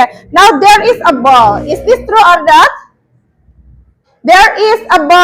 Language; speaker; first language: English; non-native, learner; Indonesian